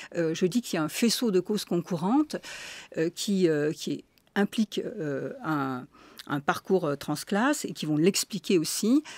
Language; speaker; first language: French; native; French